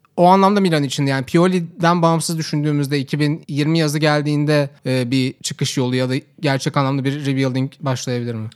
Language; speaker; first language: Turkish; native; Turkish